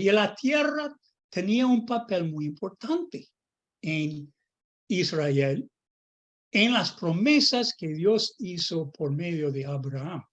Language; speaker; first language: Spanish; non-native, fluent; English